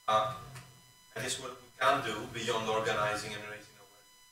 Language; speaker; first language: English; non-native, fluent; Greek